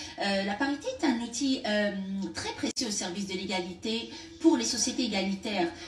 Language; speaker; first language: French; non-native, local second language; Tachelhit